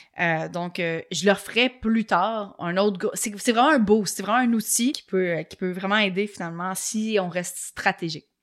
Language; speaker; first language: French; native; French